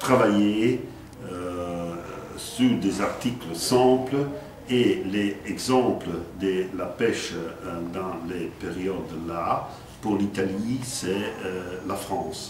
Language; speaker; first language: French; non-native, fluent; Italian